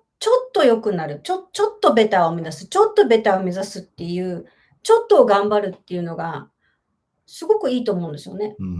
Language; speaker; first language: Japanese; native; Japanese